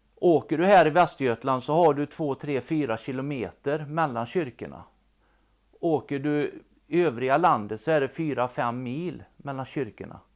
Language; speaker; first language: Swedish; native; Swedish